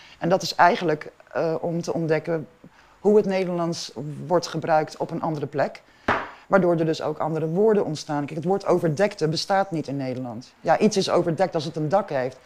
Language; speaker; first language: Dutch; non-native, local second language; Papiamento